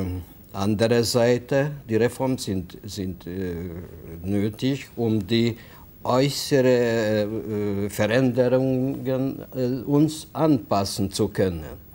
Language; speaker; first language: German; non-native, fluent; Hungarian